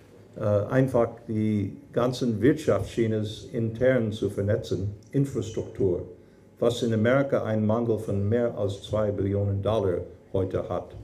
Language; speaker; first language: German; non-native, fluent; English